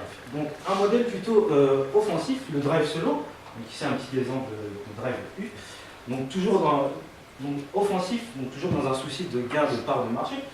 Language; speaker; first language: French; native; French